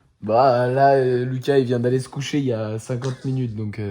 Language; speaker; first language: French; native; French